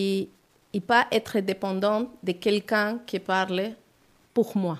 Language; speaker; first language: French; non-native, learner; Spanish